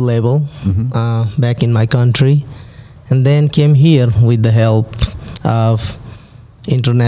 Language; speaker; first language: English; non-native, local second language; Nepali